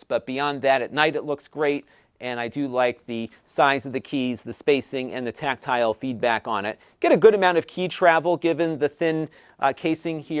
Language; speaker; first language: English; native; English